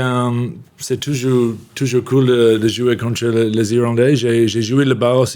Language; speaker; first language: French; non-native, learner; English